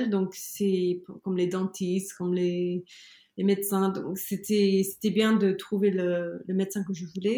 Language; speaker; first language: French; non-native, learner; English